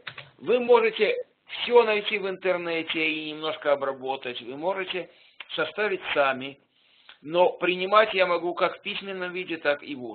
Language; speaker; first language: Russian; native; Russian